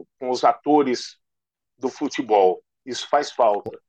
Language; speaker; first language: Portuguese; native; Portuguese